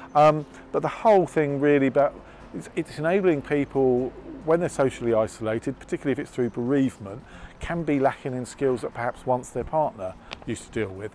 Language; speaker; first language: English; native; English